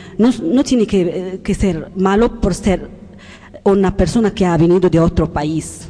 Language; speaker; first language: Spanish; non-native, learner; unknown